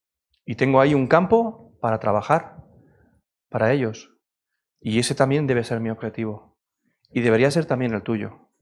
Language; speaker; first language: Spanish; native; Spanish